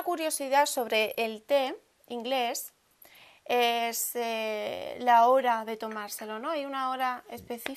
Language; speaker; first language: Spanish; native; Spanish